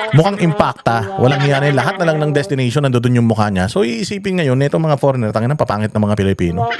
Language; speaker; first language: Filipino; native; Filipino